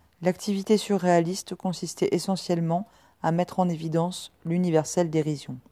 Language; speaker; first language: French; native; French